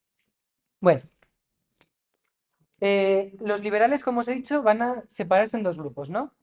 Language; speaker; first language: Spanish; native; Spanish